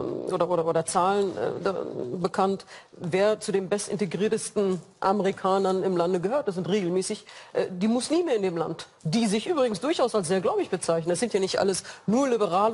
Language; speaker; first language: German; early bilingual, other home language; Arabic